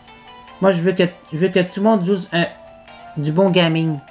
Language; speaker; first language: French; native; French